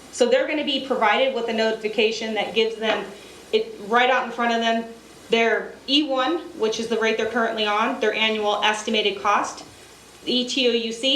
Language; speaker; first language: English; native; English